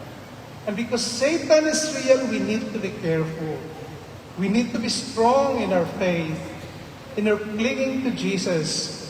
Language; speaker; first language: English; non-native, local second language; Filipino